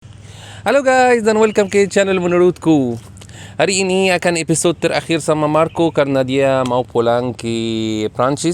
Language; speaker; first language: Indonesian; non-native, learner; Arabic